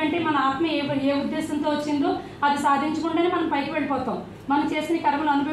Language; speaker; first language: Telugu; native; Telugu